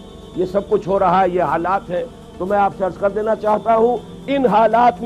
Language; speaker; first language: Urdu; native; Urdu